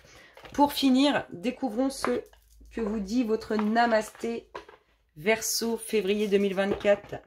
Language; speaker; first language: French; native; French